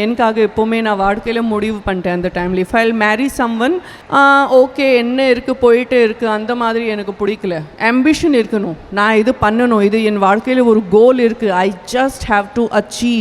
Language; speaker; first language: Tamil; non-native, local second language; Gujarati